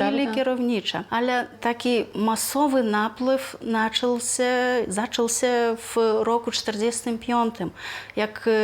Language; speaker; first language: Polish; non-native, fluent; Lithuanian